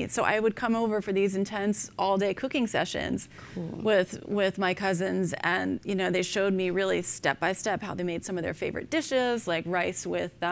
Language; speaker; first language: English; native; English